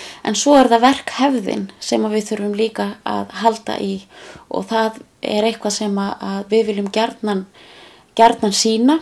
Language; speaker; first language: Icelandic; native; Icelandic